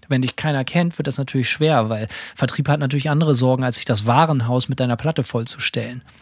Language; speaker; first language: German; native; German